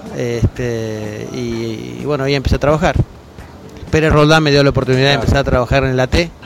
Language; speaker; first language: Spanish; native; Spanish